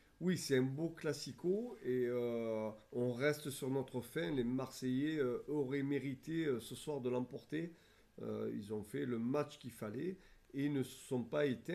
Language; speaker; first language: French; native; French